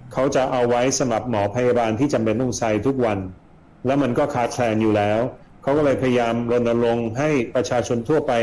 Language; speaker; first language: Thai; early bilingual, other home language; Swedish